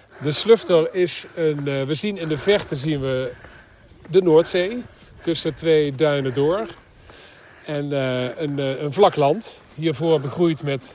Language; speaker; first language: Dutch; native; Dutch